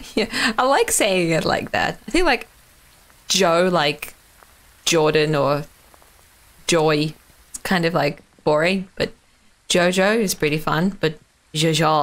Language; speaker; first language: English; non-native, fluent; Russian